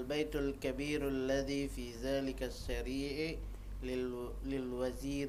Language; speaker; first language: Arabic; non-native, learner; Indonesian